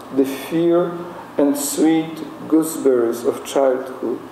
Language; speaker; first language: English; non-native, fluent; Polish